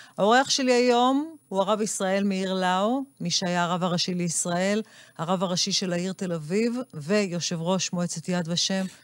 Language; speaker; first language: Hebrew; native; Hebrew